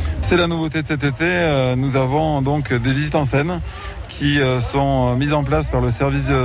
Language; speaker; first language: French; native; French